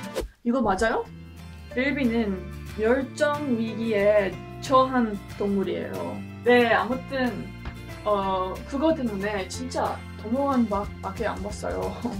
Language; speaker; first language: Korean; non-native, learner; English